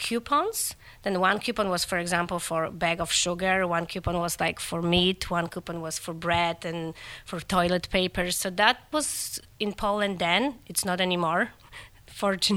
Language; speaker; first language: English; non-native, fluent; Polish